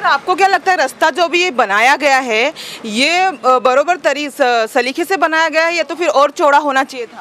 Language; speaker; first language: Hindi; non-native, local second language; Marathi